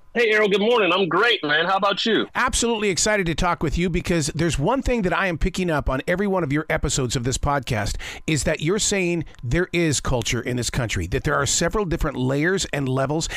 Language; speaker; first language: English; native; English